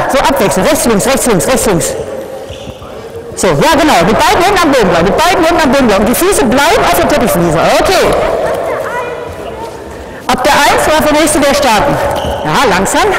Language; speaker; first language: German; native; German